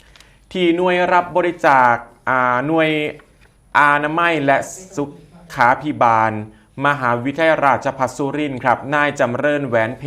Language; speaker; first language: Thai; non-native, local second language; Northeastern Thai